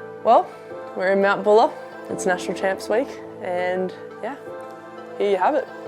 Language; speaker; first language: English; native; English